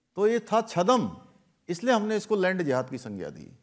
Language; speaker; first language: Hindi; native; Hindi